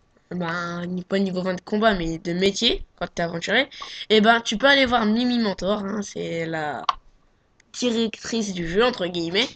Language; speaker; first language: French; native; French